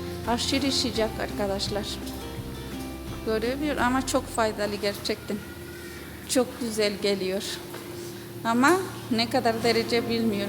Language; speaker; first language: Turkish; non-native, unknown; Spanish